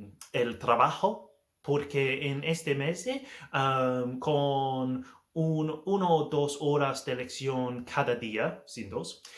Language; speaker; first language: Spanish; non-native, learner; English